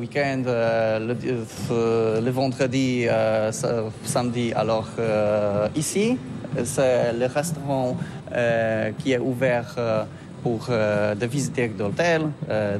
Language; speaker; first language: French; non-native, learner; Polish